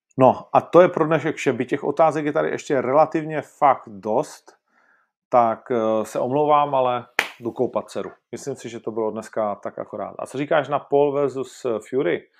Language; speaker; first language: Czech; native; Czech